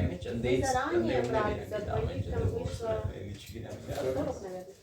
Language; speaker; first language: Russian; native; Russian